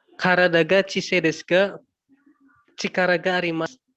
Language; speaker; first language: Japanese; non-native, learner; Indonesian